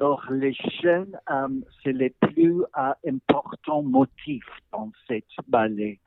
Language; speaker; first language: French; non-native, learner; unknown